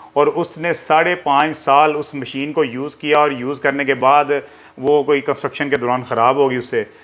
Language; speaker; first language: Urdu; native; Urdu